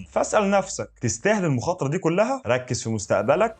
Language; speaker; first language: Arabic; native; Arabic